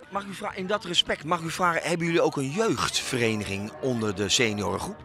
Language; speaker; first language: Dutch; native; Dutch